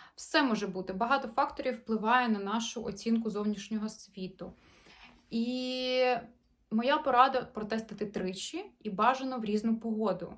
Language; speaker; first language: Ukrainian; non-native, local second language; Russian